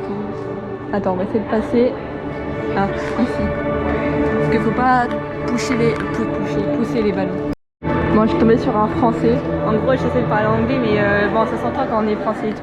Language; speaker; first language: French; native; French